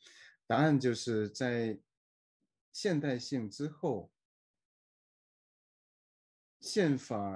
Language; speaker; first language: Chinese; native; Chinese